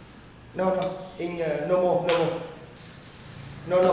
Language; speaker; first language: English; non-native, learner; Vietnamese